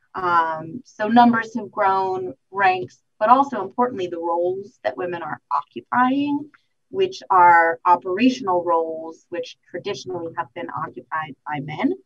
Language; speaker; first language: English; native; English